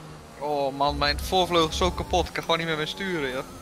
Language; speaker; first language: Dutch; native; Dutch